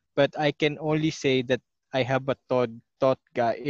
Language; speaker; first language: English; non-native, local second language; Filipino